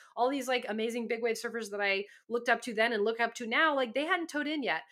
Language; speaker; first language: English; native; English